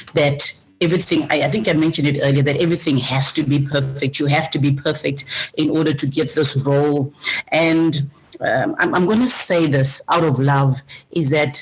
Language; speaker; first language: English; non-native, local second language; Shona